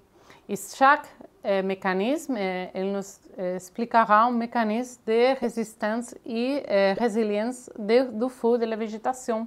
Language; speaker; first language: French; non-native, fluent; Catalan